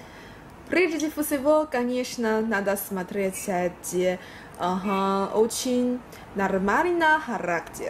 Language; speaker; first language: Russian; non-native, learner; Chinese